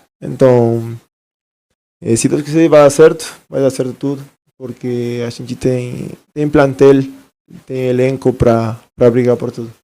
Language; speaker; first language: Portuguese; non-native, fluent; Spanish